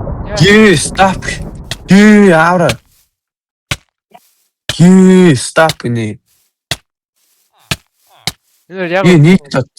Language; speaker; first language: English; non-native, learner; Mongolian